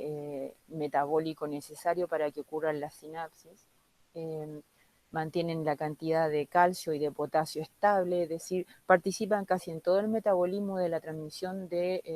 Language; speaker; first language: Spanish; native; Spanish